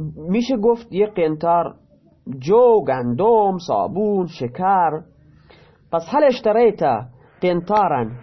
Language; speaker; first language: Persian; non-native, local second language; Baluchi